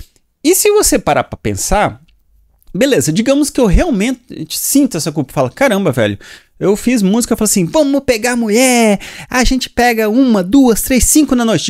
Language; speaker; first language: Portuguese; native; Portuguese